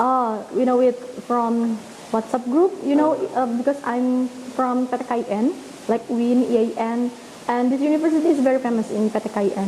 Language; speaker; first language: English; non-native, learner; Indonesian